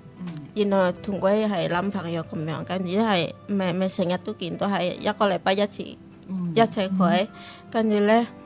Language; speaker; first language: Chinese; non-native, learner; Indonesian